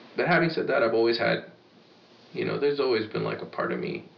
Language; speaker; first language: English; native; English